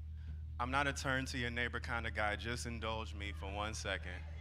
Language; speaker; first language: English; native; English